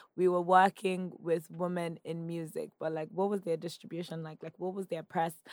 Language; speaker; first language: English; non-native, local second language; Yoruba